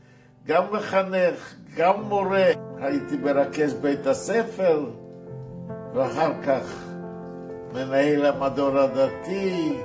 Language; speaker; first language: Hebrew; non-native, fluent; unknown